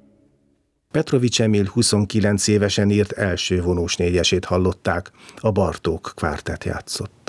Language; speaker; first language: Hungarian; native; Hungarian